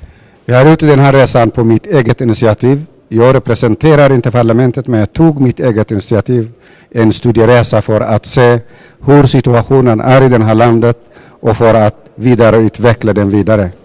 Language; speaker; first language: Swedish; non-native, fluent; Somali